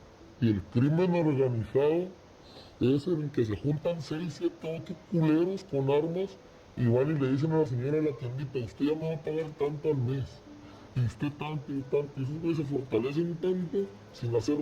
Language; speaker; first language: Spanish; native; Spanish